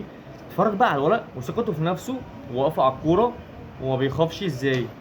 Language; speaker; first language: Arabic; native; Arabic